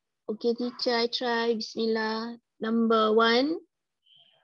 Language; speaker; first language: English; non-native, learner; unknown